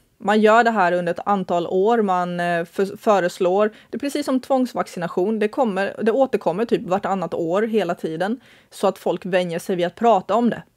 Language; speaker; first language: Swedish; early bilingual, other home language; Bosnian